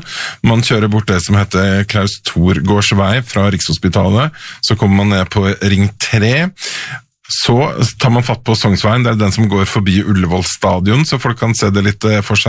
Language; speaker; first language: Norwegian; native; Norwegian